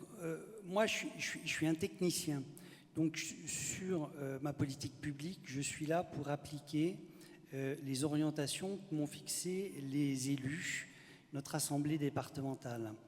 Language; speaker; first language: French; native; French